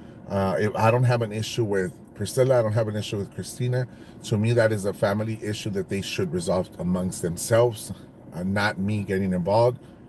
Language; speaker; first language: English; early bilingual, other home language; Spanish